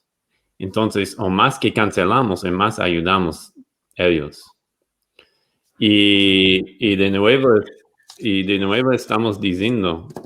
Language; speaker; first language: Spanish; non-native, fluent; English